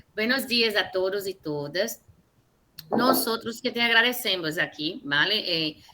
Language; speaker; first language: Spanish; non-native, fluent; Portuguese